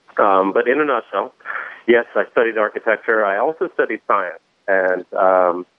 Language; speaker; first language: English; native; English